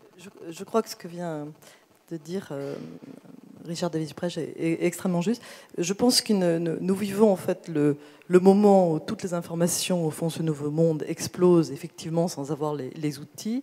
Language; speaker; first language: French; native; French